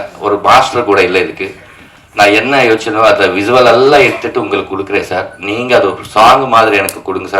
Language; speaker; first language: Tamil; non-native, learner; Telugu